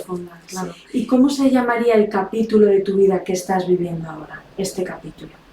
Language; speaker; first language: Spanish; native; Spanish